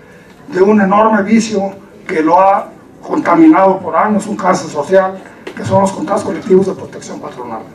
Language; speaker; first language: Spanish; native; Spanish